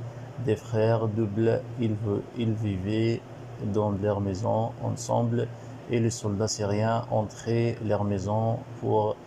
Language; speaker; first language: French; non-native, learner; Arabic